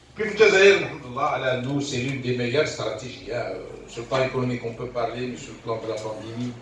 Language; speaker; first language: French; non-native, local second language; Arabic